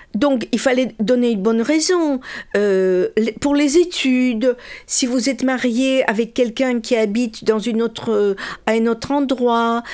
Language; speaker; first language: French; non-native, fluent; Russian